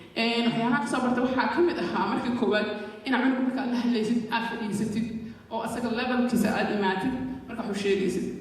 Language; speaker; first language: Somali; native; Somali